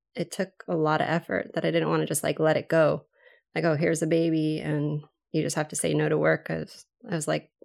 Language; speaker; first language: English; native; English